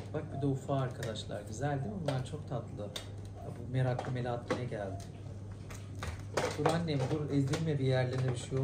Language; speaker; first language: Turkish; native; Turkish